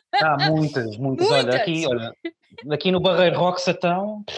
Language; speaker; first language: Portuguese; native; Portuguese